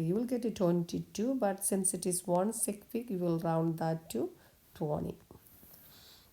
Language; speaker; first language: English; non-native, local second language; Malayalam